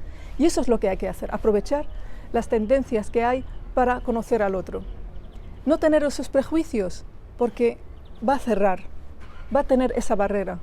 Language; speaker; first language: Spanish; early bilingual, other home language; Arabic